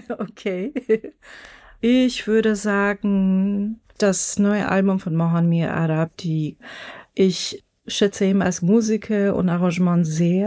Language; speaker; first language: German; non-native, fluent; Persian